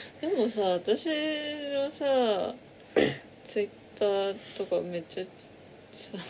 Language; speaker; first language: Japanese; native; Japanese